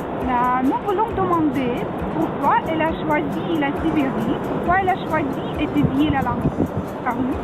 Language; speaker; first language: French; non-native, learner; Russian